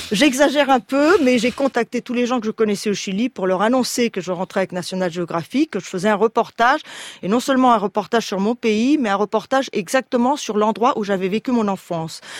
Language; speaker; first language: French; early bilingual, other home language; Spanish